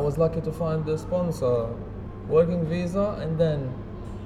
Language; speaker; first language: English; non-native, fluent; Arabic